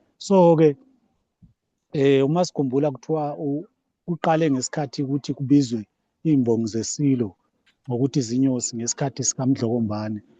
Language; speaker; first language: Zulu; native; Zulu